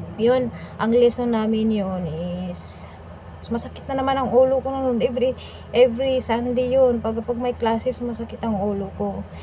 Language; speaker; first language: Filipino; non-native, local second language; Cebuano